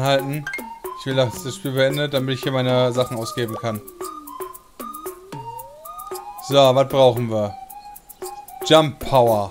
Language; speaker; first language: German; native; German